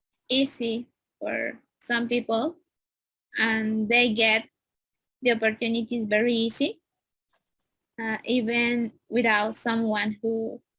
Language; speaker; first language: English; non-native, learner; Spanish